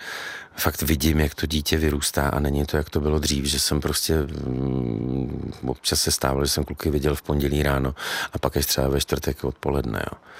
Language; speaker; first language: Czech; native; Czech